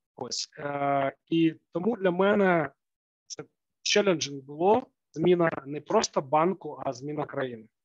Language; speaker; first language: Ukrainian; native; Ukrainian